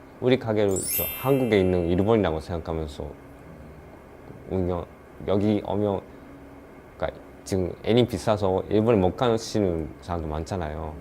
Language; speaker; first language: Korean; non-native, learner; Japanese